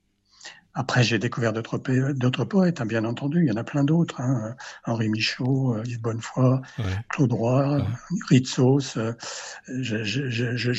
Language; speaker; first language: French; native; French